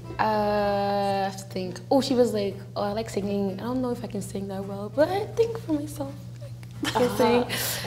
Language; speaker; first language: English; non-native, fluent; Dutch